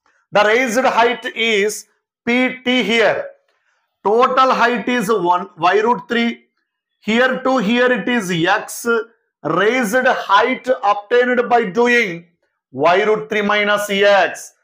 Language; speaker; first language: English; non-native, local second language; Telugu